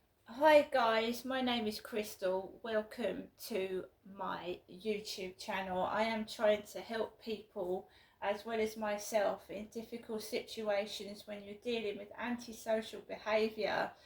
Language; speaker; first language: English; native; English